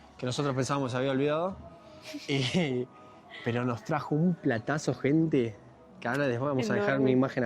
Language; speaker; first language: Spanish; native; Spanish